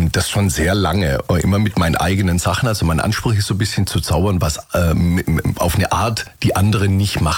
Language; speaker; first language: German; native; German